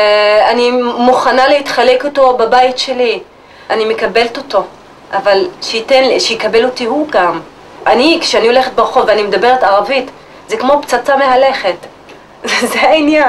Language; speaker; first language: Hebrew; non-native, local second language; Arabic